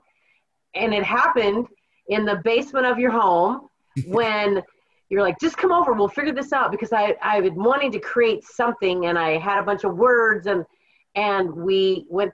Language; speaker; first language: English; native; English